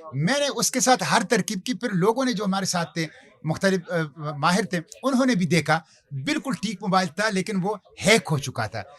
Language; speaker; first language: Urdu; non-native, local second language; Pashto